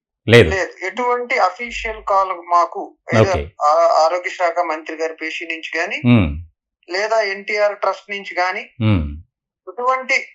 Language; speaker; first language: Telugu; native; Telugu